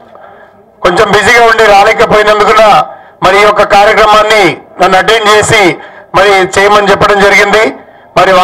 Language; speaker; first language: Telugu; native; Telugu